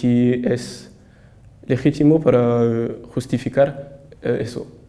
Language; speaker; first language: Spanish; non-native, learner; French